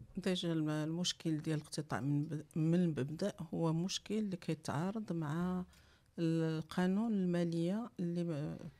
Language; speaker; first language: Arabic; native; Arabic